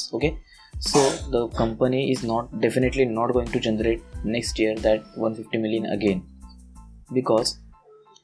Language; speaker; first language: English; non-native, local second language; Marathi